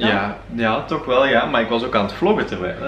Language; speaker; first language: Dutch; native; Dutch